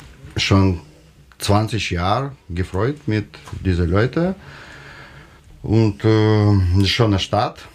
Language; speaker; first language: German; non-native, learner; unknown